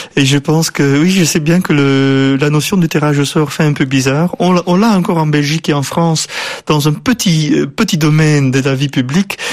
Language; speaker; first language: French; non-native, fluent; Dutch